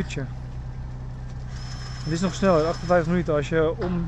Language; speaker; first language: Dutch; native; Dutch